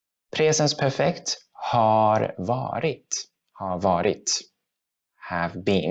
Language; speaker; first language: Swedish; non-native, fluent; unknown